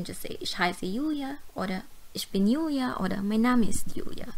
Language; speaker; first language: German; non-native, fluent; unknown